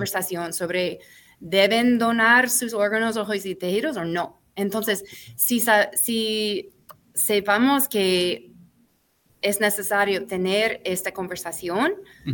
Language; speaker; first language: Spanish; non-native, fluent; English